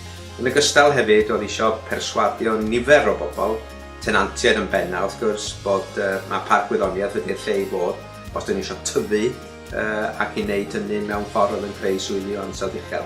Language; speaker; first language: Welsh; native; Welsh